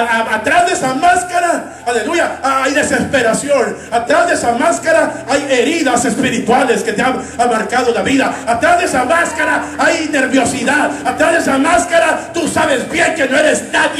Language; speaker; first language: Spanish; native; Spanish